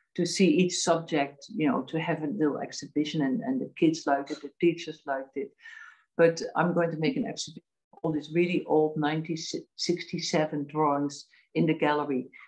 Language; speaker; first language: English; non-native, fluent; Dutch